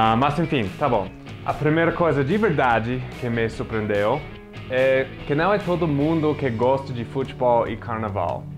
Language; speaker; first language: Portuguese; non-native, fluent; English